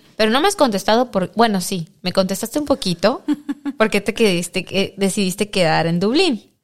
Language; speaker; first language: Spanish; native; Spanish